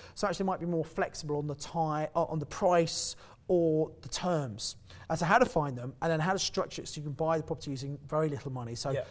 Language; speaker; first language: English; native; English